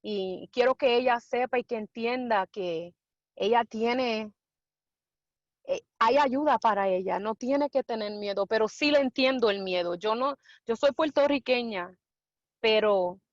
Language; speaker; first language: Spanish; early bilingual, heritage; Spanish